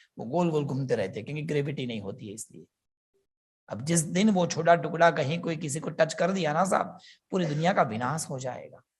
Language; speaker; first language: Hindi; non-native, local second language; Gujarati